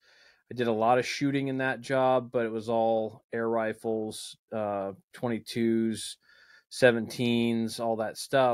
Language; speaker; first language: English; native; English